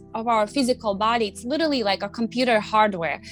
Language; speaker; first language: English; non-native, fluent; Latvian